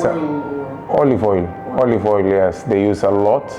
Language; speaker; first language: English; non-native, local second language; Kabuverdianu